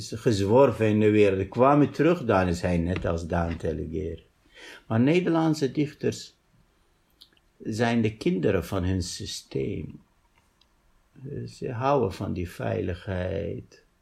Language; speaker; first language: Dutch; non-native, fluent; Arabic